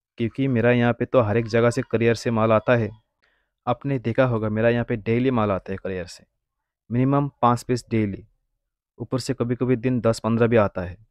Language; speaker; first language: Hindi; non-native, local second language; Bangla